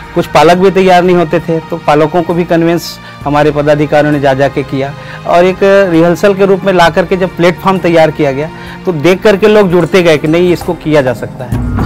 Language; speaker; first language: Hindi; native; Hindi